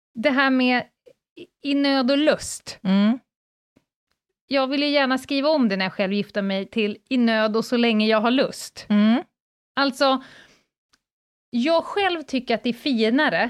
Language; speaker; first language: Swedish; native; Swedish